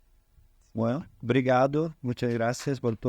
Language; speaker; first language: Spanish; non-native, learner; Portuguese